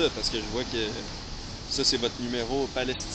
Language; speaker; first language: French; native; French